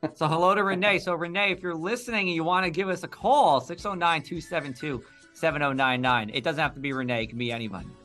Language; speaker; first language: English; native; English